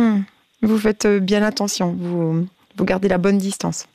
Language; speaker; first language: French; native; French